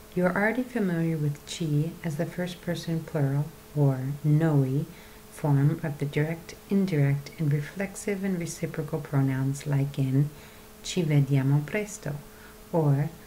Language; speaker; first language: English; native; English